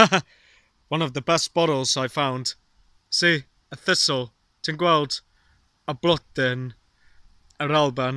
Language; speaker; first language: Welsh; non-native, learner; English